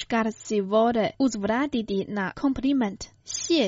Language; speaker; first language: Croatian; non-native, fluent; Chinese